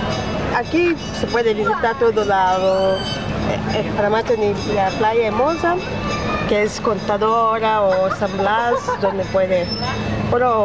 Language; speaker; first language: Spanish; non-native, learner; Italian